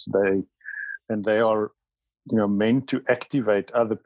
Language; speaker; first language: English; non-native, local second language; Afrikaans